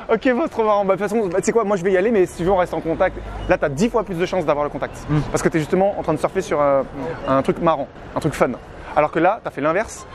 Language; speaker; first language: French; native; French